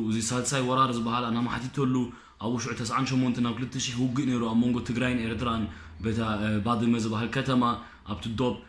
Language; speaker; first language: Tigrinya; early bilingual, heritage; Tigrinya